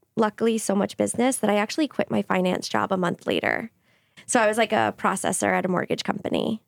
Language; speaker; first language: English; native; English